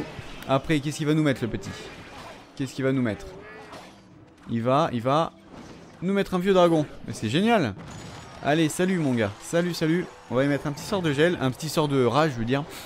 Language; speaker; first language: French; native; French